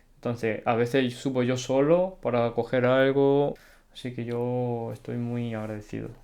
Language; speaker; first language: Spanish; early bilingual, other home language; Korean